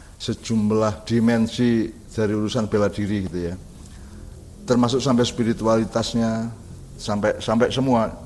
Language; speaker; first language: Indonesian; non-native, local second language; Javanese